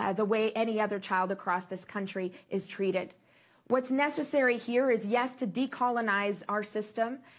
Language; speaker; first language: English; early bilingual, other home language; French